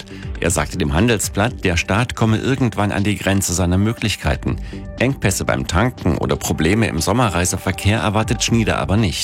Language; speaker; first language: German; native; German